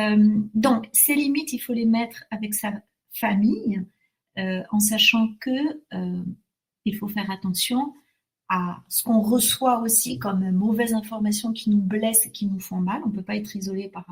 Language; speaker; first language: French; native; French